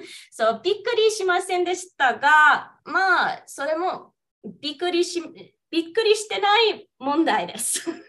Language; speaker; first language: Japanese; non-native, fluent; English